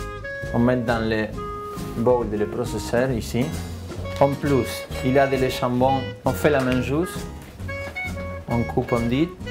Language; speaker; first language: French; non-native, fluent; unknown